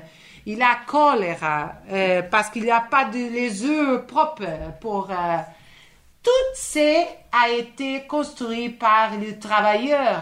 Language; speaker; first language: French; non-native, fluent; Portuguese